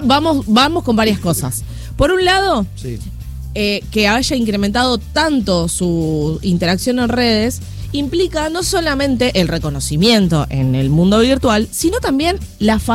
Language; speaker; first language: Spanish; native; Spanish